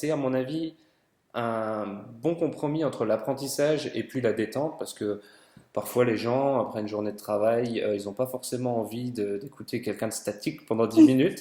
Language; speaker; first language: French; native; French